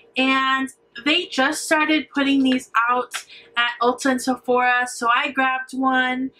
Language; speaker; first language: English; native; English